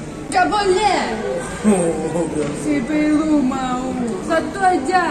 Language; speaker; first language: Indonesian; non-native, learner; Russian